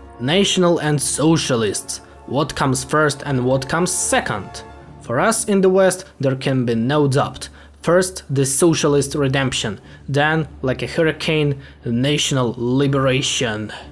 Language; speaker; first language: English; non-native, fluent; Ukrainian